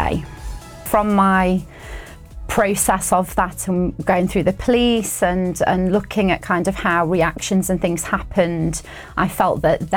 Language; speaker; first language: English; native; English